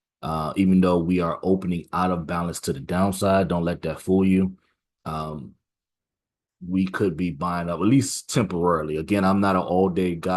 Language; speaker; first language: English; native; English